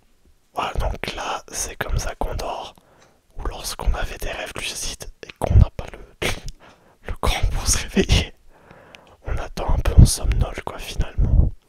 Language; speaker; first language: French; native; French